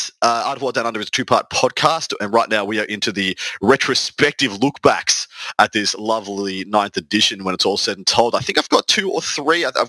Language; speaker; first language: English; native; English